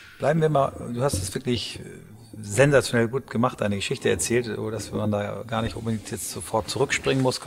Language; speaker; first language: German; native; German